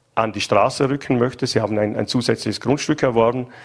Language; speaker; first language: German; native; German